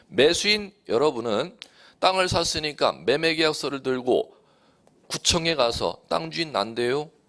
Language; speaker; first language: Korean; native; Korean